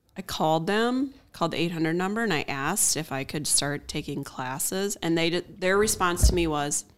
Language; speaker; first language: English; native; English